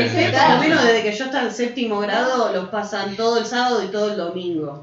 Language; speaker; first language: Spanish; native; Spanish